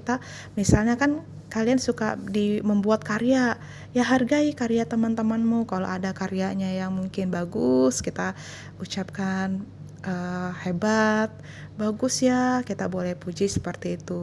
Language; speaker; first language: Indonesian; native; Indonesian